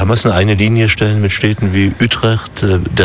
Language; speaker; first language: German; native; German